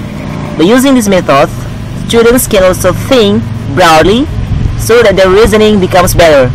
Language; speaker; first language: English; non-native, learner; Indonesian